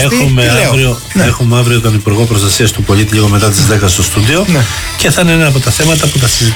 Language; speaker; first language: Greek; native; Greek